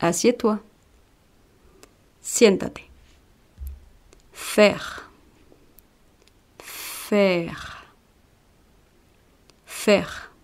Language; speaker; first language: French; non-native, fluent; Spanish